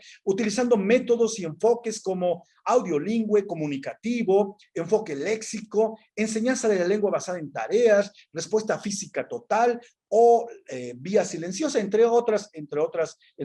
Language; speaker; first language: Spanish; native; Spanish